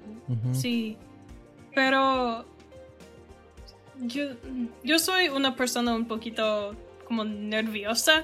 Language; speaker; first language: Spanish; non-native, learner; English